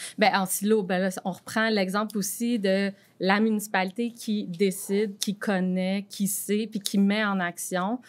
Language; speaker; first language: French; native; French